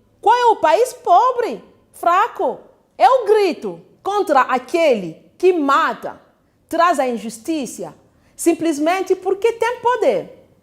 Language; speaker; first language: Portuguese; non-native, fluent; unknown